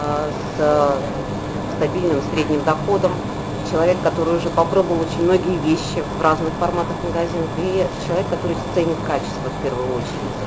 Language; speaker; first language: Russian; native; Russian